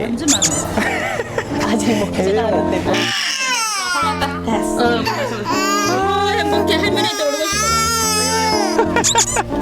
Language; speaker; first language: Korean; non-native, learner; Japanese